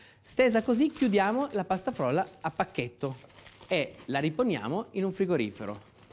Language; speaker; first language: Italian; native; Italian